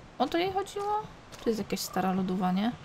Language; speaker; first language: Polish; native; Polish